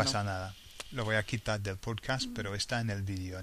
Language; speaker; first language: Spanish; non-native, fluent; English